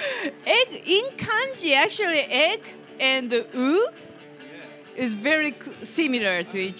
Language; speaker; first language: English; non-native, fluent; Japanese